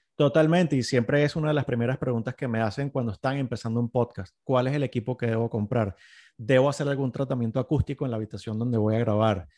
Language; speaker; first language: Spanish; native; Spanish